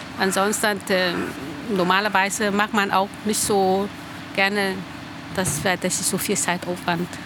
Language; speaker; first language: German; non-native, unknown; Vietnamese